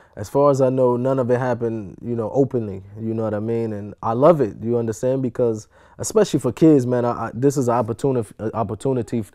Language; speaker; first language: English; native; English